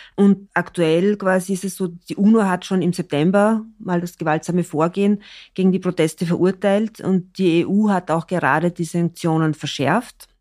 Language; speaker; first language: German; native; German